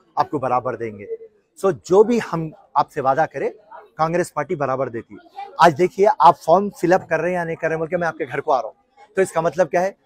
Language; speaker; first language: Hindi; non-native, local second language; Urdu